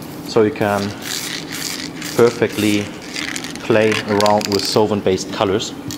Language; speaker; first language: English; non-native, fluent; German